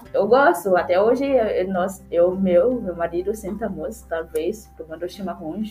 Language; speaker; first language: Portuguese; non-native, fluent; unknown